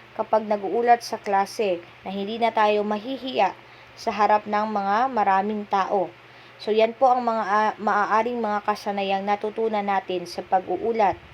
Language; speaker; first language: Filipino; non-native, local second language; Cebuano